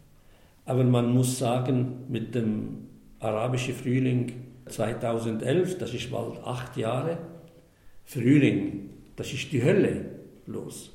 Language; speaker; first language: German; non-native, fluent; Arabic